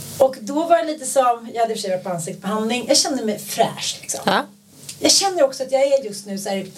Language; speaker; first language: Swedish; native; Swedish